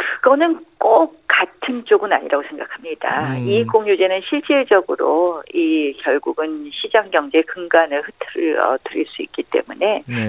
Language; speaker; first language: Korean; native; Korean